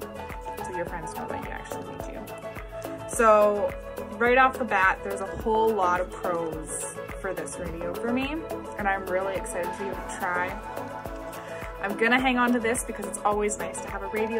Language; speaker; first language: English; native; English